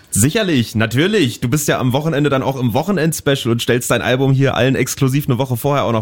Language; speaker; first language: German; native; German